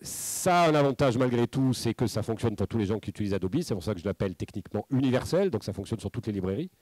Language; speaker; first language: French; native; French